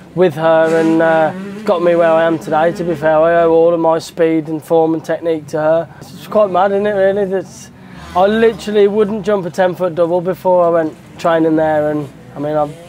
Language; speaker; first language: English; native; English